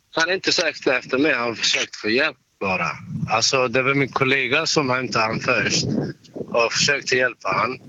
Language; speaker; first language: Swedish; non-native, learner; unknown